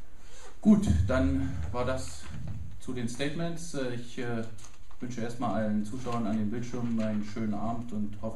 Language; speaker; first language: German; native; German